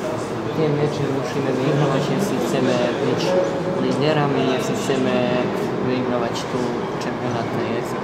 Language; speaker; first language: Polish; non-native, learner; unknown